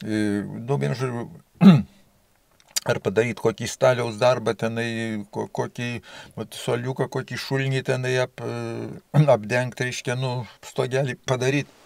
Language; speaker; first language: Lithuanian; native; Lithuanian